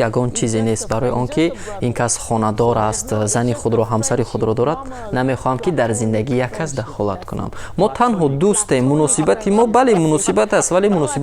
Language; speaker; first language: Persian; non-native, fluent; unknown